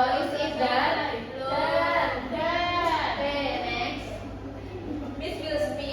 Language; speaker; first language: English; non-native, learner; Indonesian